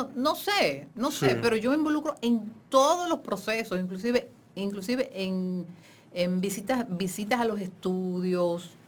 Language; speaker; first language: Spanish; native; Spanish